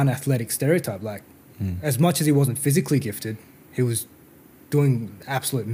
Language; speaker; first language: English; native; English